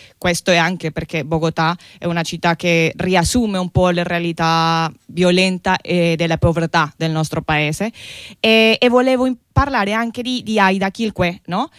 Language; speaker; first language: Italian; non-native, fluent; Spanish